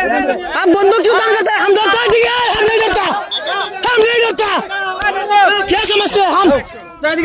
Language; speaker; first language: Hindi; non-native, learner; Bangla